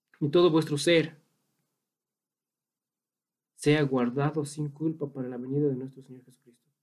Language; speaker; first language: Spanish; native; Spanish